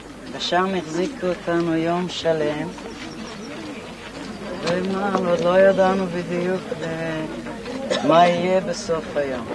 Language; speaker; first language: Hebrew; non-native, fluent; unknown